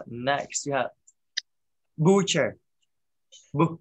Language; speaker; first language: English; non-native, fluent; Vietnamese